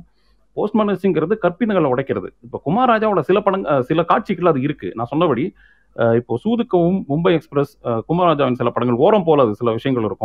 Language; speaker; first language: Tamil; native; Tamil